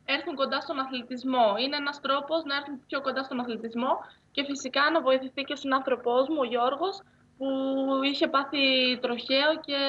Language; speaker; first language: Greek; native; Greek